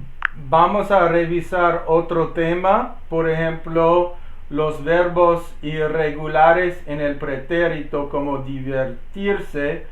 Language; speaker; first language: Spanish; non-native, learner; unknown